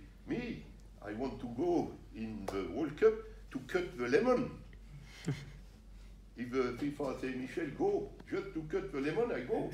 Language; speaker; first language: English; non-native, learner; French